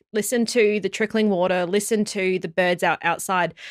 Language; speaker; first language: English; native; English